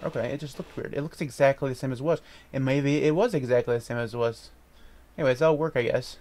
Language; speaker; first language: English; native; English